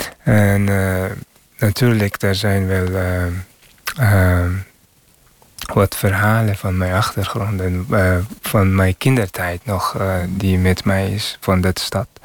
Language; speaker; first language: Dutch; non-native, fluent; Persian